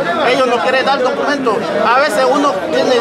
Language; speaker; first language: Spanish; non-native, fluent; Haitian Creole